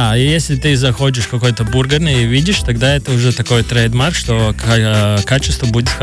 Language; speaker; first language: Russian; non-native, local second language; Latvian